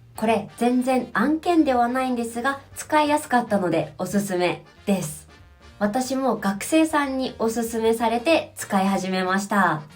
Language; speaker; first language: Japanese; native; Japanese